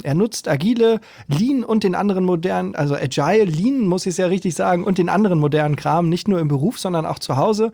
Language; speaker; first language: German; native; German